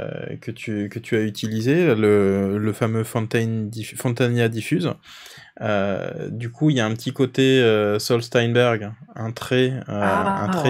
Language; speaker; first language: French; native; French